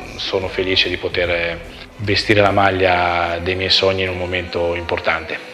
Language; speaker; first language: Italian; native; Italian